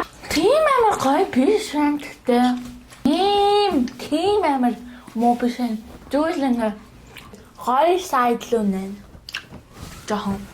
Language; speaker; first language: Mongolian; early bilingual, heritage; Mongolian